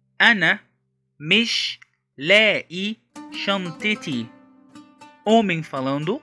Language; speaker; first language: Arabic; non-native, fluent; Portuguese